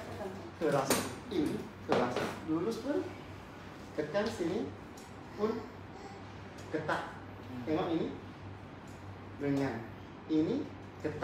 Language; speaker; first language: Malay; non-native, local second language; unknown